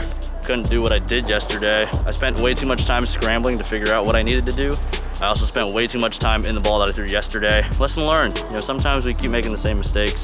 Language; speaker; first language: English; native; English